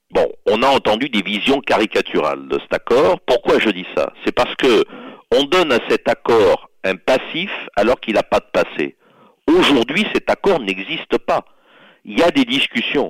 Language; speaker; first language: French; native; French